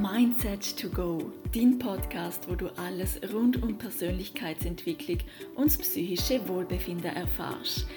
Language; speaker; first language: German; native; German